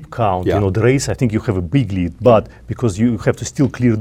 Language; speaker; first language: English; non-native, fluent; Russian